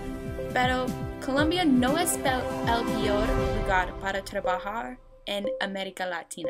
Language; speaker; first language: Spanish; non-native, learner; English